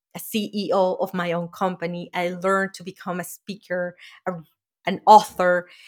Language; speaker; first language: English; non-native, fluent; Spanish